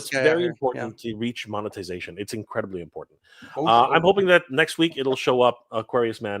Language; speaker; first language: English; native; English